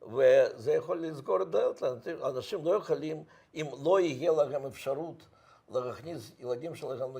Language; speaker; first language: Hebrew; non-native, fluent; Russian